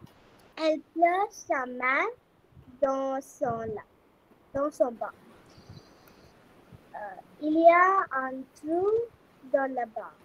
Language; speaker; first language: French; non-native, learner; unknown